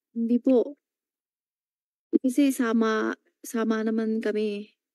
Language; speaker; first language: Filipino; non-native, learner; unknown